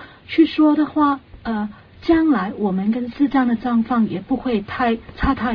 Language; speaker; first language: Chinese; non-native, local second language; Cantonese